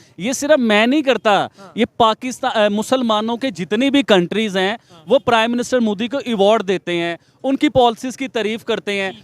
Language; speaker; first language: Urdu; non-native, local second language; Punjabi